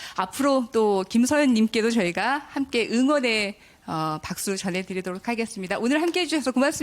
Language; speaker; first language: Korean; native; Korean